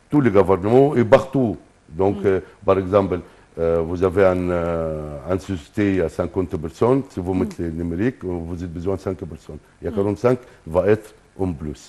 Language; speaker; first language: French; non-native, fluent; Arabic